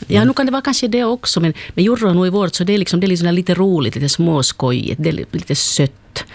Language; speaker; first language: Swedish; native; Swedish